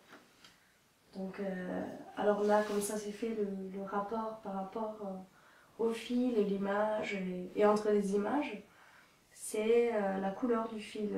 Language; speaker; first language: French; non-native, fluent; Italian